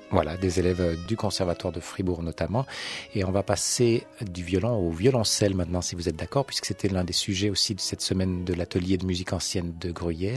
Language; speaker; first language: French; native; French